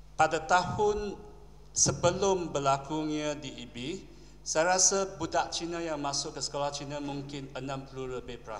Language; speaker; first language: Malay; non-native, local second language; Chinese